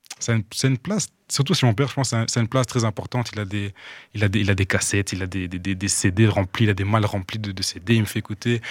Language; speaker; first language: French; non-native, local second language; Rundi